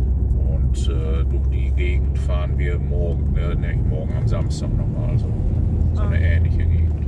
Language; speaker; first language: German; native; German